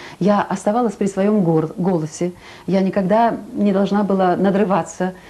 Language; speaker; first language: Russian; native; Russian